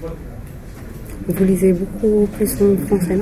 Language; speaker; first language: French; non-native, local second language; Arabic